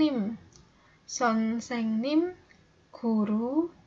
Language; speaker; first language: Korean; non-native, learner; Indonesian